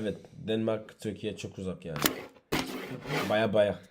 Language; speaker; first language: Turkish; non-native, learner; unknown